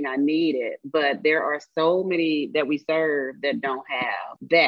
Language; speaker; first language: English; native; English